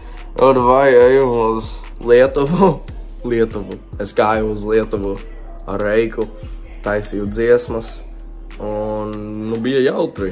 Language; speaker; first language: Latvian; early bilingual, heritage; English